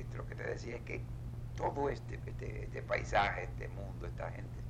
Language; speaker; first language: Spanish; native; Spanish